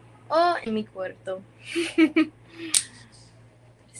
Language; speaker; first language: Spanish; non-native, learner; English